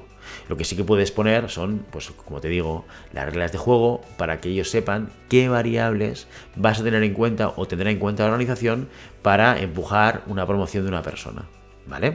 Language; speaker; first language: Spanish; native; Spanish